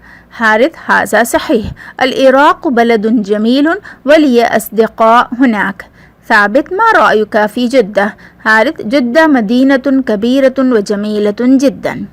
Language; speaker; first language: Arabic; non-native, fluent; Urdu